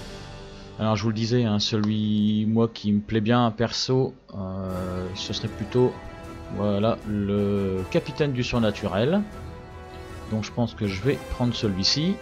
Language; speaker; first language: French; native; French